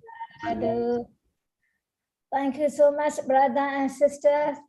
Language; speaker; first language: English; non-native, learner; Burmese